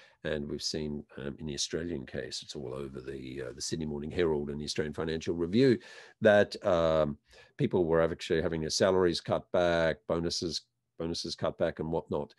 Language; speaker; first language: English; native; English